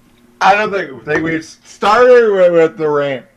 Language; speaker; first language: English; native; English